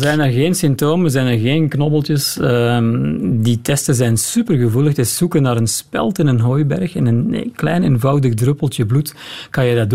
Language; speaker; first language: Dutch; native; Dutch